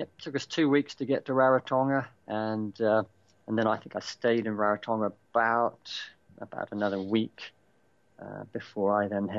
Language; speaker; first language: English; native; English